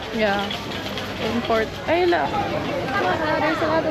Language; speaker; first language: English; non-native, local second language; Filipino